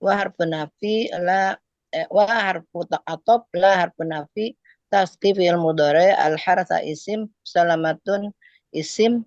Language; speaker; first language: Arabic; non-native, learner; Indonesian